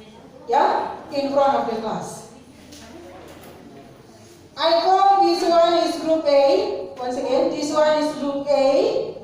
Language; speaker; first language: English; non-native, fluent; Indonesian